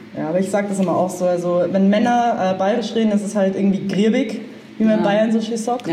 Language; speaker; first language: German; native; German